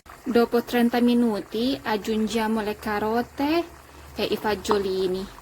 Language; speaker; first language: Italian; non-native, fluent; Indonesian